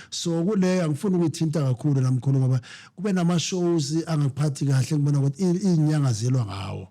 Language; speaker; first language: Zulu; non-native, local second language; Southern Sotho